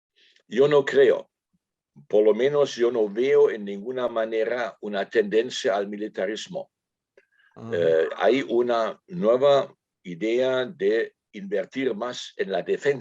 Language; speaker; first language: Spanish; non-native, fluent; German